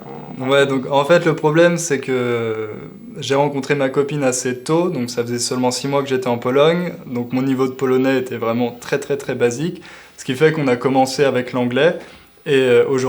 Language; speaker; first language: French; native; French